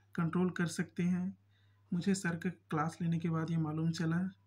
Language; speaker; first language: Hindi; native; Hindi